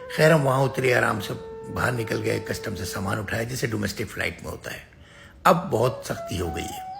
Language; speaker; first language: Urdu; native; Urdu